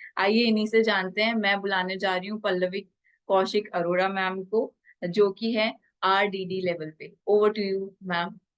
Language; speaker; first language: Hindi; native; Hindi